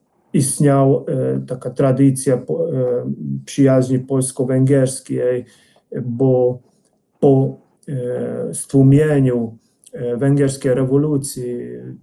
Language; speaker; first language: Polish; non-native, fluent; Hungarian